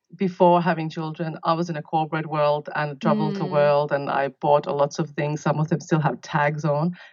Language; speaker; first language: English; non-native, fluent; Finnish